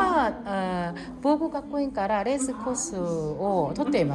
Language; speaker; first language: Japanese; non-native, learner; Korean